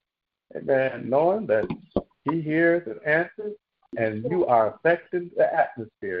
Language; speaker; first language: English; native; English